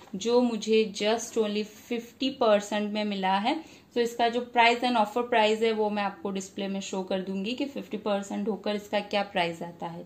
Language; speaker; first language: Hindi; non-native, local second language; Bangla